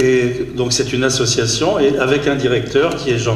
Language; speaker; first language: French; native; French